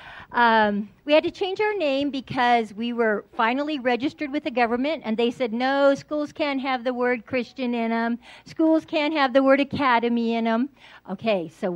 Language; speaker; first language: English; native; English